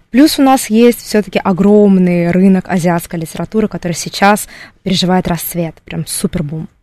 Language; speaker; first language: Russian; native; Russian